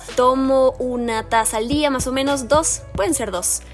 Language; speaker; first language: Spanish; native; Spanish